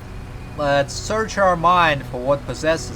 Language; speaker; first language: English; native; English